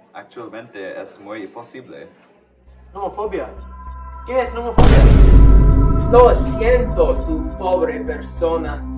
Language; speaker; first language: Spanish; non-native, learner; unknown